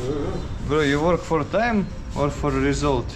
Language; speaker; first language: English; non-native, learner; Russian